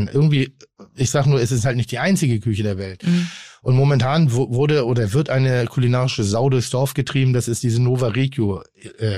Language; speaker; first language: German; native; German